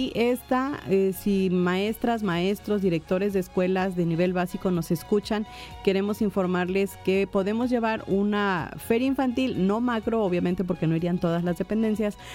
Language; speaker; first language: Spanish; native; Spanish